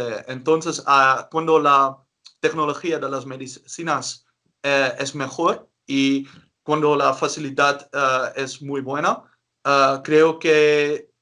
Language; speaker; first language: Spanish; non-native, learner; Dutch